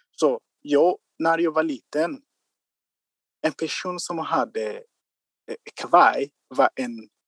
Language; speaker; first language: Swedish; non-native, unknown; Kinyarwanda